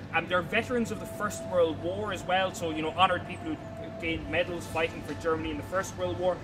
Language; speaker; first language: English; native; English